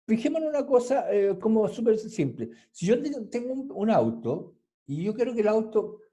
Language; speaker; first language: Spanish; native; Spanish